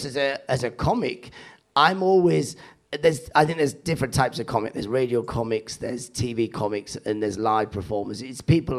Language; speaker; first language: English; native; English